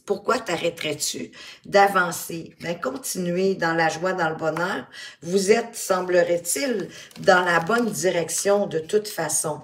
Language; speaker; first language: French; native; French